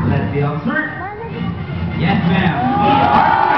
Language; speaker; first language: English; non-native, local second language; Filipino